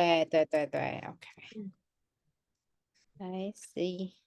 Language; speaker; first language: Chinese; non-native, fluent; Indonesian